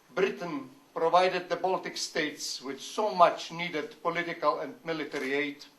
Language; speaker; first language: English; non-native, fluent; Lithuanian